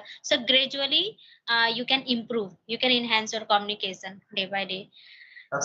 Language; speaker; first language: English; non-native, learner; Hindi